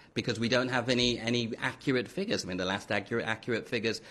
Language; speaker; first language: English; native; English